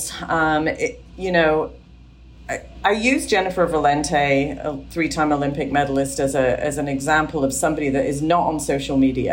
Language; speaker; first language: English; native; English